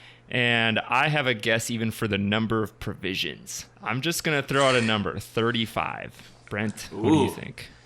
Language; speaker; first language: English; native; English